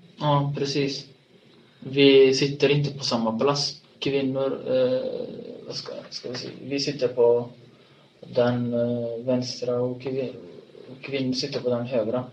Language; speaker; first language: Swedish; non-native, fluent; Tigrinya